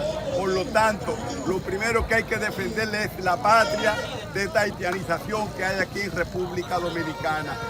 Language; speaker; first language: Spanish; native; Spanish